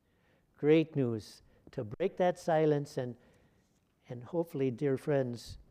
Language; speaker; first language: English; native; English